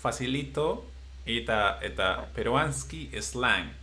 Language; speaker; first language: Russian; non-native, learner; Spanish